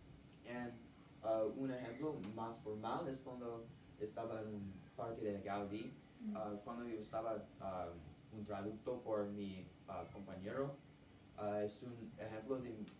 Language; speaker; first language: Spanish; non-native, learner; English